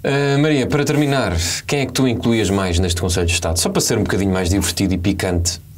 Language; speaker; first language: Portuguese; native; Portuguese